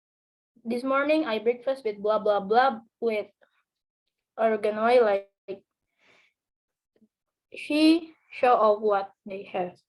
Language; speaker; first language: English; non-native, learner; Indonesian